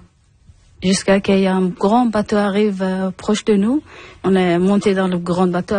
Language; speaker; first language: French; non-native, learner; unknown